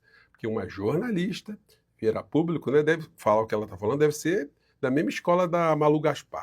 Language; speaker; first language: Portuguese; native; Portuguese